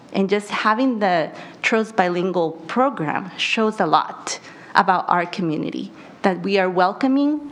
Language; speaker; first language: English; early bilingual, other home language; Spanish